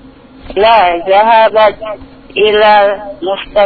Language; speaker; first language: Arabic; non-native, learner; Indonesian